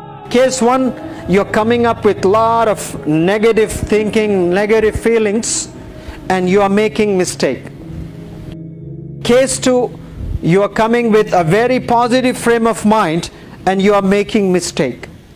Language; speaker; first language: English; non-native, local second language; Urdu